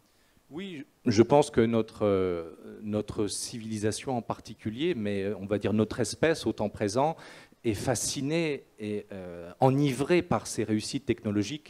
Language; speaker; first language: French; native; French